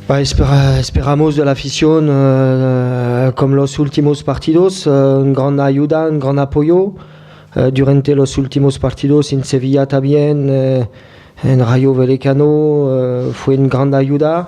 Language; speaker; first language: Spanish; non-native, fluent; French